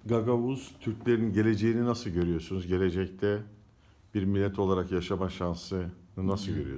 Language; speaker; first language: Turkish; native; Turkish